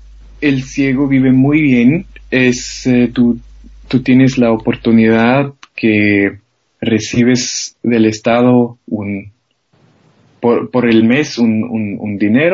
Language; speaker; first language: Spanish; non-native, fluent; German